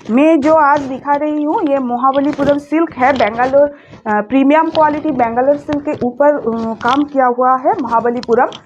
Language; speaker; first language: Hindi; non-native, local second language; Bangla